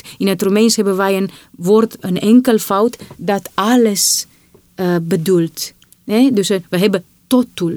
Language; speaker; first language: Dutch; non-native, fluent; Romanian